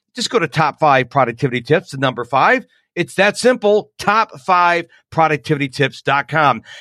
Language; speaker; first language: English; native; English